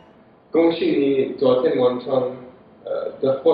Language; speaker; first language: Chinese; non-native, learner; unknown